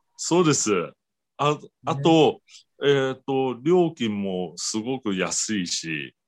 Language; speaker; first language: Japanese; non-native, learner; Chinese